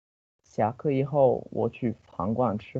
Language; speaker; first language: Chinese; non-native, learner; English